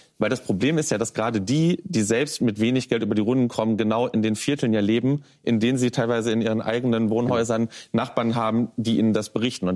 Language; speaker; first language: German; native; German